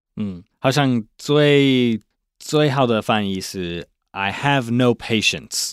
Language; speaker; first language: Chinese; non-native, fluent; English